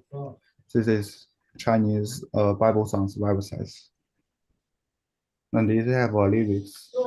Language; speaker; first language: English; non-native, learner; Chinese